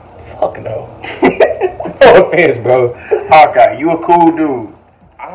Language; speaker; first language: English; native; English